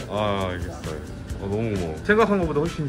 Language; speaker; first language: Korean; native; Korean